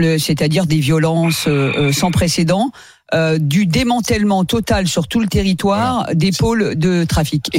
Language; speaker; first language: French; native; French